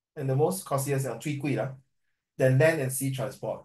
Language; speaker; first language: English; non-native, local second language; Chinese